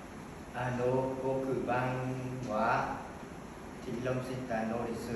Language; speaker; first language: Japanese; non-native, learner; Vietnamese